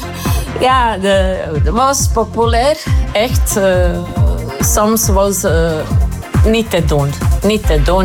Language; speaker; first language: Dutch; non-native, learner; Croatian